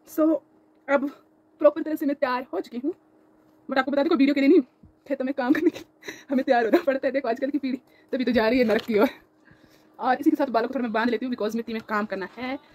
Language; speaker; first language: Hindi; non-native, local second language; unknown